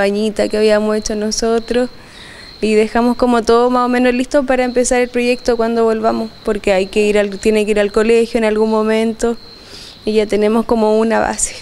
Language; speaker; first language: Spanish; native; Spanish